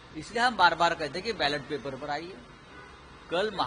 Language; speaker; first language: Hindi; non-native, local second language; Marathi